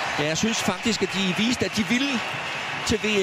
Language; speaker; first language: Danish; native; Danish